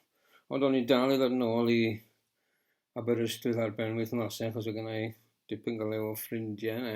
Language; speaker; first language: Welsh; native; Welsh